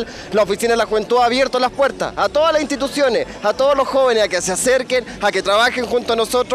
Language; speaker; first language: Spanish; native; Spanish